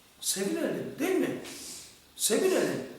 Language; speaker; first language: Turkish; non-native, fluent; Korean